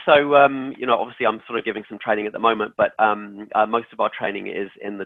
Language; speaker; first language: English; native; English